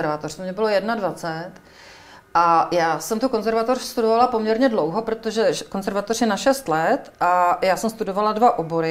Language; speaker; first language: Czech; native; Czech